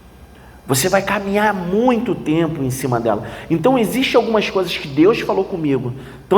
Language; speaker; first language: Portuguese; native; Portuguese